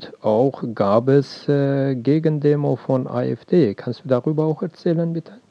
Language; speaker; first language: German; non-native, learner; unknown